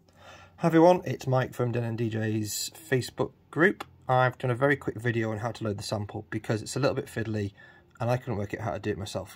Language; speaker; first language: English; native; English